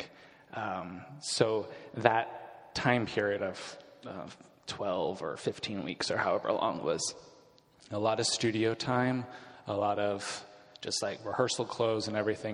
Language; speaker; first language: English; native; English